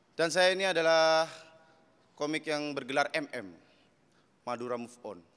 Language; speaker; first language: Indonesian; native; Indonesian